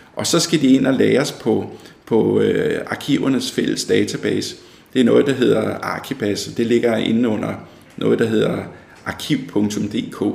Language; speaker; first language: Danish; native; Danish